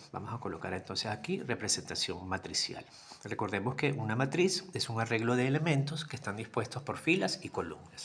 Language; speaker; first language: Spanish; native; Spanish